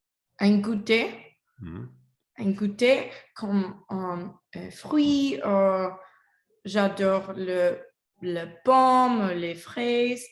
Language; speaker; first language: French; non-native, learner; Spanish